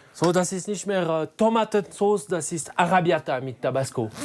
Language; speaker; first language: German; non-native, learner; French